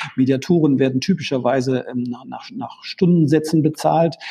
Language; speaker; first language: German; native; German